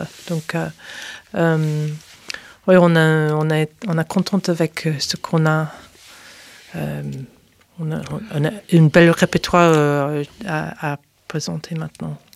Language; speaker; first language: French; non-native, fluent; English